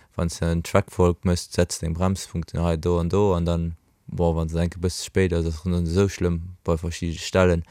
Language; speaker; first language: Luxembourgish; early bilingual, other home language; Portuguese